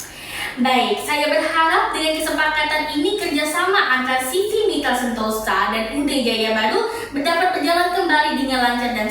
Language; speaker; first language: Indonesian; native; Indonesian